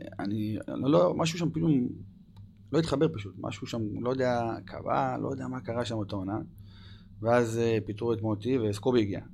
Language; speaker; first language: Hebrew; early bilingual, other home language; English